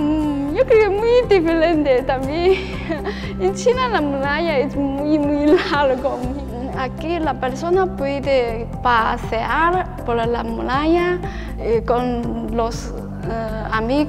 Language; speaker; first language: Spanish; non-native, learner; Chinese